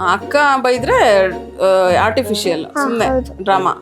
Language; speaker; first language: Kannada; native; Kannada